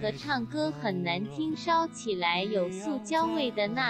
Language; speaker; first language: Chinese; native; Chinese